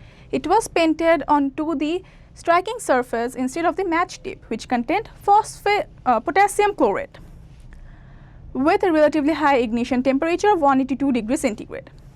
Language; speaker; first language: English; non-native, local second language; Bangla